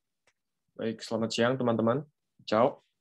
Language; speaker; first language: Indonesian; native; Indonesian